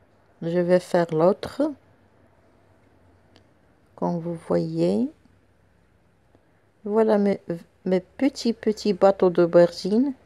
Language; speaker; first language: French; non-native, local second language; Arabic